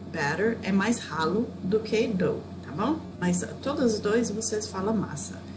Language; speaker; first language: Portuguese; non-native, fluent; English